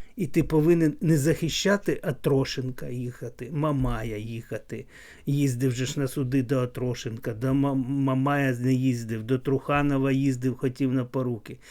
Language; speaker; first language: Ukrainian; non-native, local second language; Russian